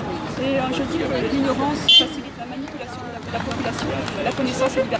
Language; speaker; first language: French; native; French